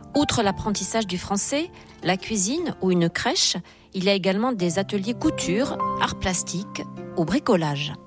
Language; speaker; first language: French; native; French